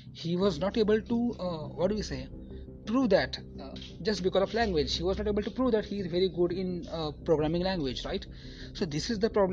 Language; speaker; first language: English; non-native, local second language; Marathi